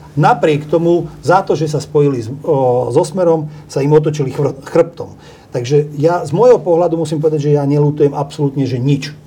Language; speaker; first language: Slovak; non-native, local second language; Hungarian